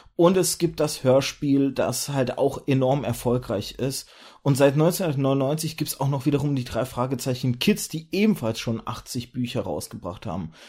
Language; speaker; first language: German; early bilingual, other home language; Russian